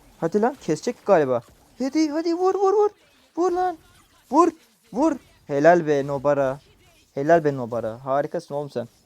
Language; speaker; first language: Turkish; native; Turkish